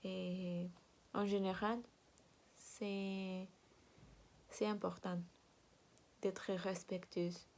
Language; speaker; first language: French; non-native, learner; Spanish